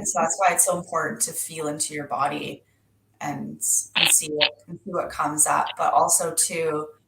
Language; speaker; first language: English; native; English